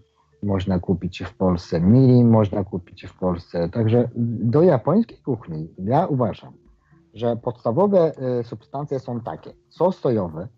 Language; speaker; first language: Polish; non-native, fluent; Japanese